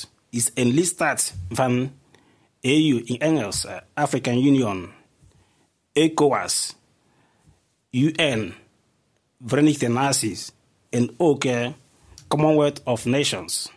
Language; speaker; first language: Dutch; non-native, fluent; Igbo